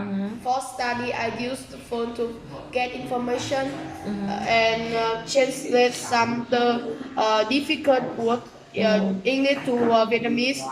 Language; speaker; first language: English; non-native, learner; Vietnamese